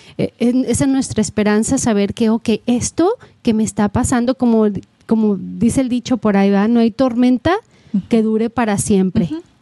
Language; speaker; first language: Spanish; native; Spanish